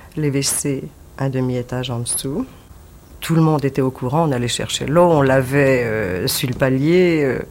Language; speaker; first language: French; early bilingual, other home language; Yiddish